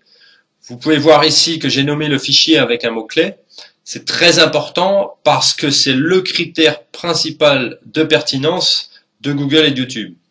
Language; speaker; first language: French; native; French